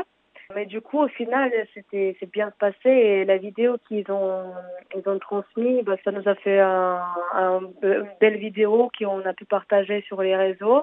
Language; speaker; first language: French; early bilingual, other home language; Armenian